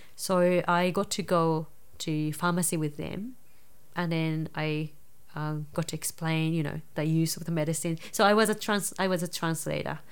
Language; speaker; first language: English; non-native, fluent; Japanese